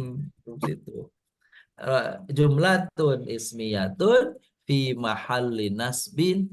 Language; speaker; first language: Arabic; non-native, fluent; Indonesian